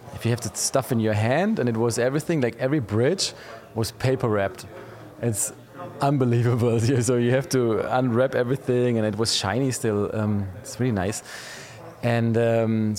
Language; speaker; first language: English; non-native, fluent; German